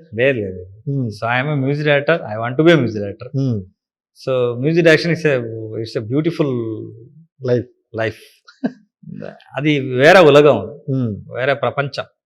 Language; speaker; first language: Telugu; non-native, learner; Kannada